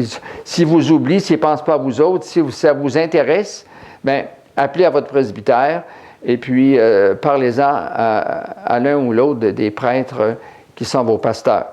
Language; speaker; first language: French; native; French